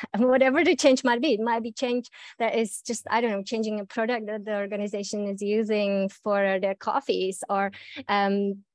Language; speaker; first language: English; native; English